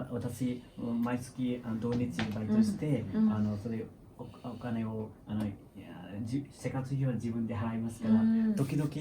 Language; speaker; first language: Japanese; non-native, learner; Manipuri